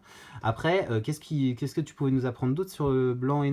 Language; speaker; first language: French; native; French